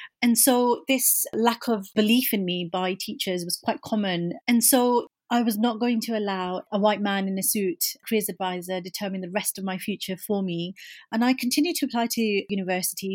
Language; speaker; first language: English; native; English